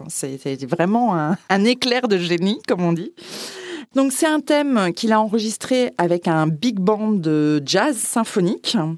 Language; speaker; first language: French; native; French